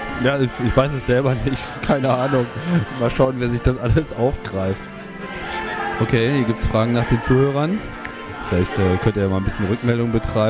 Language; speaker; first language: German; native; German